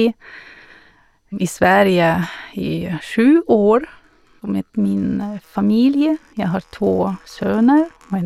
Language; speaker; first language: Swedish; non-native, learner; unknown